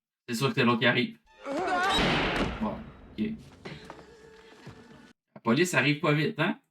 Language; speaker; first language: French; native; French